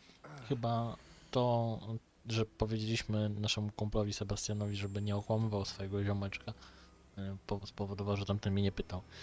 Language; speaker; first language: Polish; native; Polish